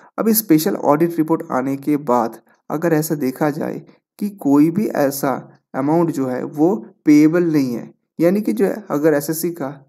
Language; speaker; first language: Hindi; non-native, local second language; Bangla